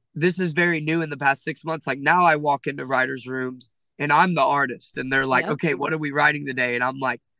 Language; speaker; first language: English; native; English